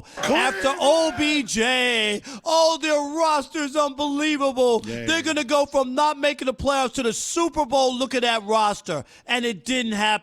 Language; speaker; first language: English; native; English